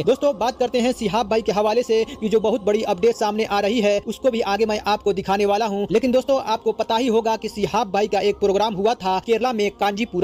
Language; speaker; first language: Hindi; native; Hindi